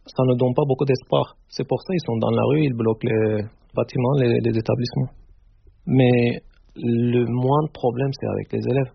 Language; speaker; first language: French; non-native, fluent; Turkish